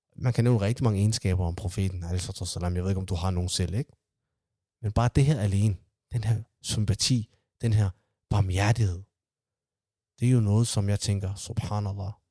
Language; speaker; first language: Danish; early bilingual, other home language; Somali